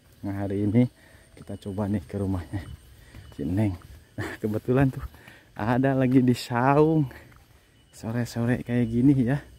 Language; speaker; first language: Indonesian; non-native, local second language; Sundanese